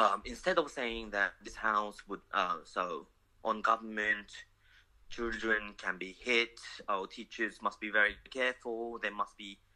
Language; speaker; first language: English; non-native, fluent; Japanese